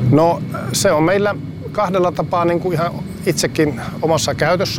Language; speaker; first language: Finnish; native; Finnish